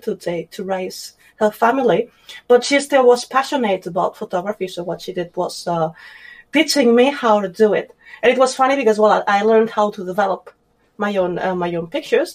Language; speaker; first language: English; non-native, fluent; Spanish